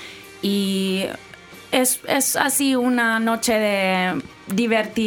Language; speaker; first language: Spanish; non-native, learner; Finnish